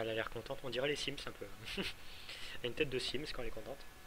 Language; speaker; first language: French; native; French